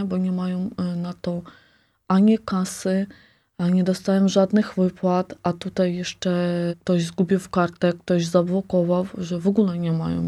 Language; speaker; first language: Polish; non-native, fluent; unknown